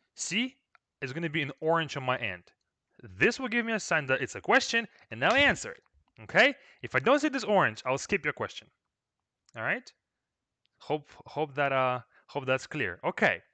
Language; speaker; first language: English; non-native, fluent; Russian